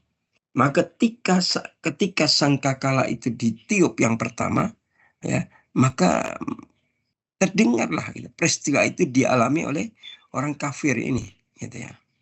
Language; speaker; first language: Indonesian; native; Indonesian